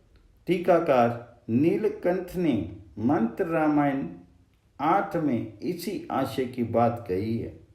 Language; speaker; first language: Hindi; native; Hindi